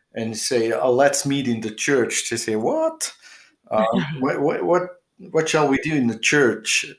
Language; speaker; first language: English; non-native, fluent; German